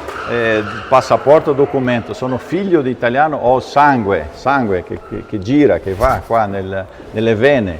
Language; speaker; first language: Italian; early bilingual, heritage; Portuguese